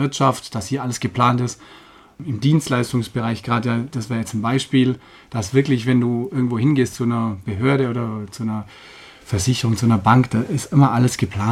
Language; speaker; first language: German; native; German